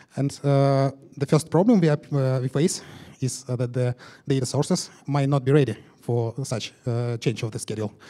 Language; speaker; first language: English; non-native, fluent; Russian